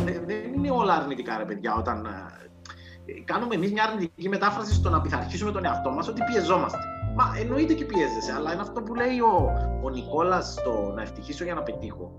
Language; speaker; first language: Greek; native; Greek